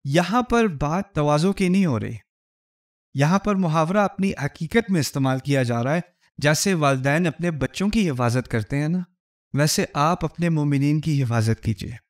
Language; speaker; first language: Urdu; native; Urdu